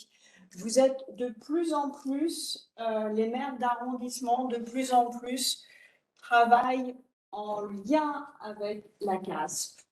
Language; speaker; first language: French; native; French